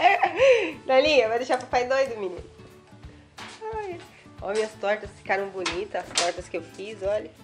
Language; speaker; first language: Portuguese; native; Portuguese